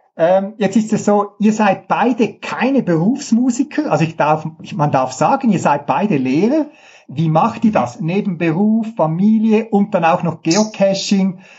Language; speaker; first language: German; native; German